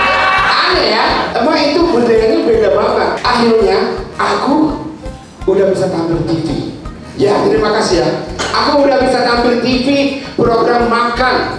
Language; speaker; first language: Indonesian; non-native, fluent; Japanese